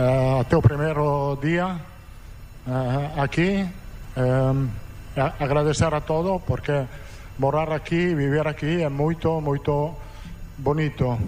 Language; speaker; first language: Portuguese; non-native, fluent; Italian